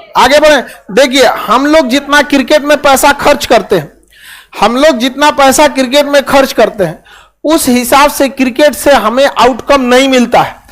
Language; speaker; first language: Hindi; native; Hindi